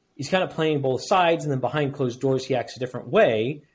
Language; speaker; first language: English; native; English